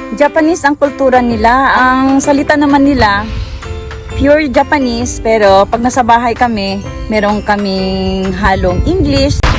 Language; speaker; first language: Filipino; non-native, local second language; Cebuano